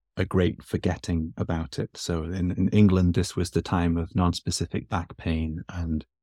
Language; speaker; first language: English; native; English